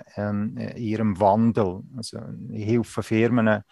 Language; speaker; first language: German; native; German